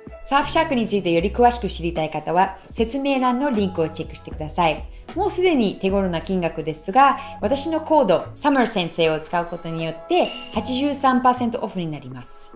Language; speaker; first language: Japanese; non-native, fluent; English